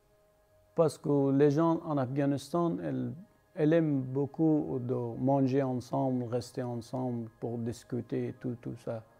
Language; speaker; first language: French; non-native, learner; Persian